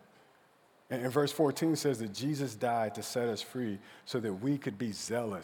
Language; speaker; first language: English; native; English